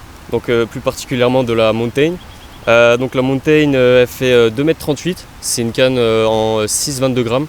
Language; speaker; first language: French; native; French